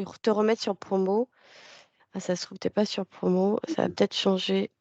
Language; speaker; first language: French; native; French